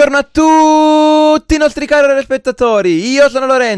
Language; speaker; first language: Italian; native; Italian